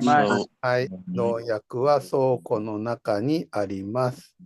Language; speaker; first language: Japanese; non-native, fluent; Indonesian